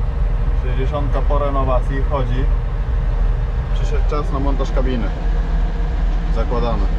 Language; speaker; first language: Polish; native; Polish